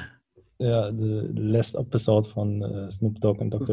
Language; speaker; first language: German; native; German